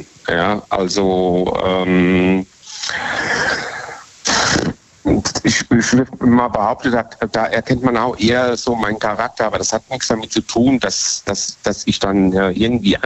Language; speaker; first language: German; native; German